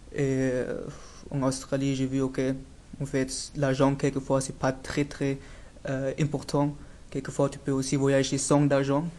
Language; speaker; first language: French; non-native, fluent; German